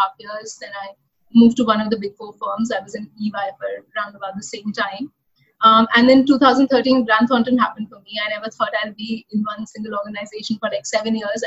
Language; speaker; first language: English; non-native, local second language; Hindi